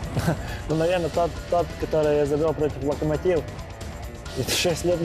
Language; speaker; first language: Russian; non-native, fluent; Latvian